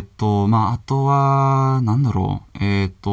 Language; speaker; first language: Japanese; non-native, learner; English